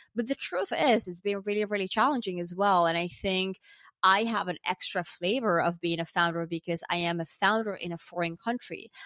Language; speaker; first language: English; non-native, fluent; Finnish